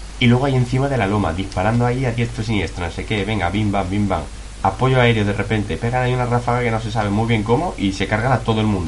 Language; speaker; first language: Spanish; native; Spanish